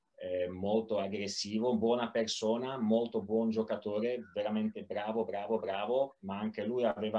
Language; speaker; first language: Italian; non-native, learner; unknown